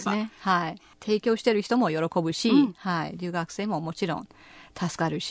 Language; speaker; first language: Japanese; non-native, fluent; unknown